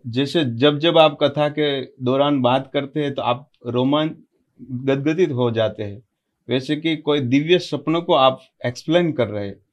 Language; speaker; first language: Hindi; non-native, local second language; Gujarati